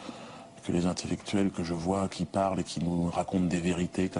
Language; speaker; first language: French; native; French